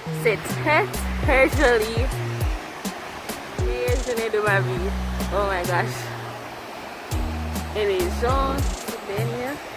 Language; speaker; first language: French; non-native, learner; English